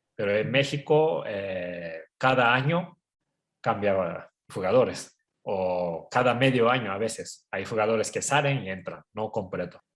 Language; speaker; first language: Spanish; non-native, fluent; Japanese